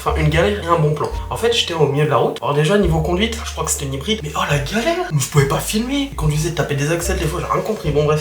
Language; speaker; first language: French; native; French